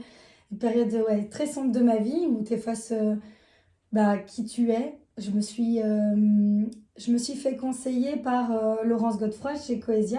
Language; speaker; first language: French; native; French